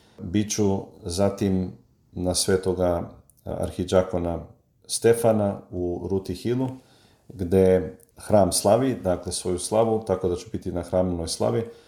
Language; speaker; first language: Serbian; native; Serbian